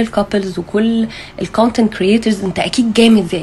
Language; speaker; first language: Arabic; native; Arabic